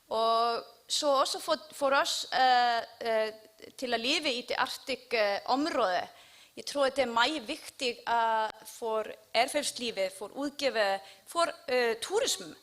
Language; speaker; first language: Danish; non-native, learner; Icelandic